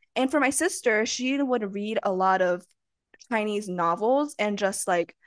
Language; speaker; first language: English; early bilingual, other home language; Chinese